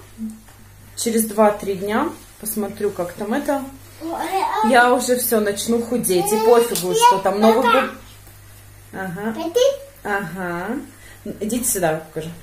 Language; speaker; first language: Russian; native; Russian